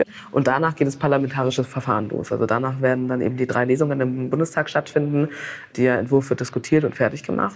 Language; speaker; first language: German; native; German